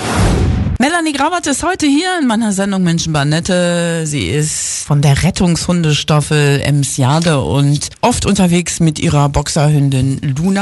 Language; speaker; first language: German; native; German